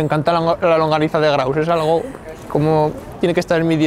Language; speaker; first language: Spanish; native; Spanish